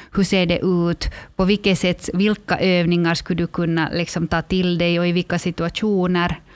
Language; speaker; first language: Swedish; native; Swedish